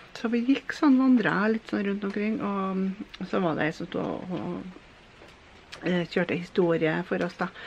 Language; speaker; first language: Norwegian; native; Norwegian